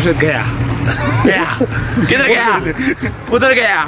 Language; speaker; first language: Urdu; non-native, local second language; Pashto